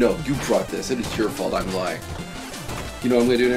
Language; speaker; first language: English; native; English